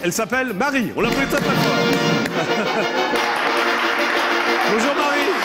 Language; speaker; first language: French; native; French